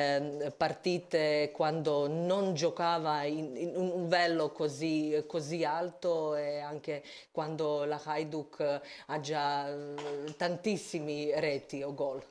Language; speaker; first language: Italian; non-native, fluent; Croatian